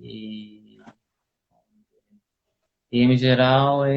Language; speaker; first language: Portuguese; non-native, learner; Polish